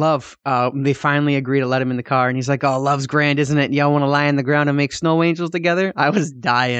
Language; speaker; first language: English; native; English